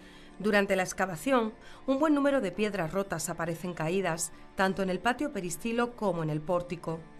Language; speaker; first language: Spanish; native; Spanish